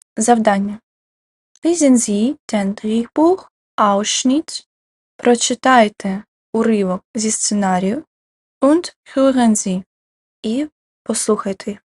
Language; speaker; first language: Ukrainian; native; Ukrainian